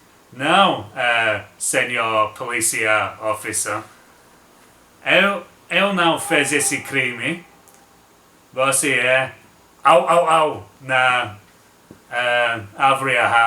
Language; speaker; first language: Portuguese; non-native, learner; English